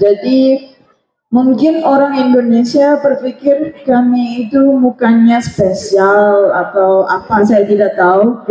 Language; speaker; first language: Indonesian; non-native, fluent; Arabic